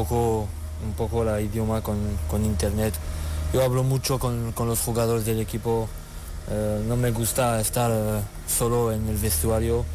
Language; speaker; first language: Spanish; non-native, learner; French